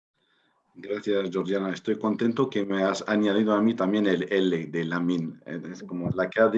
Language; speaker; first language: Spanish; non-native, fluent; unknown